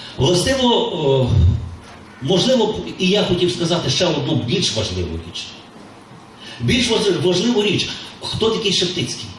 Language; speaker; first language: Ukrainian; native; Ukrainian